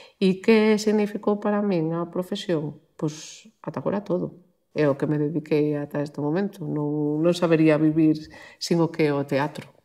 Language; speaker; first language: Galician; non-native, local second language; Spanish